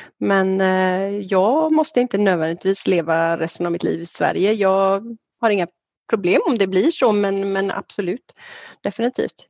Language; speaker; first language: Swedish; native; Swedish